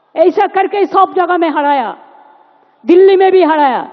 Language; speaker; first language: Hindi; non-native, local second language; Bangla